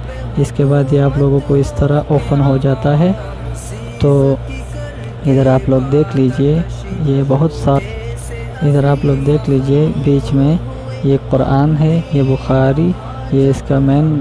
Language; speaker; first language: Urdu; non-native, local second language; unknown